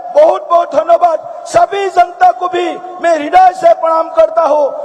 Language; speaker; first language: Hindi; non-native, local second language; Assamese